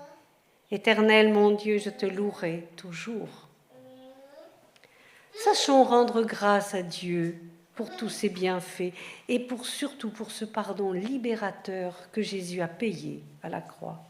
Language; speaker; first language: French; native; French